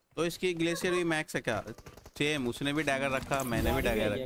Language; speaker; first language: Hindi; native; Hindi